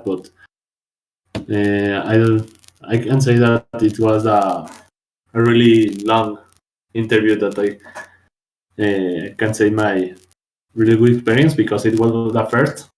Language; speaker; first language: English; non-native, learner; Spanish